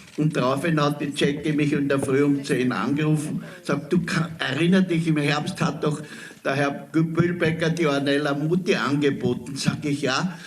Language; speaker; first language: German; native; German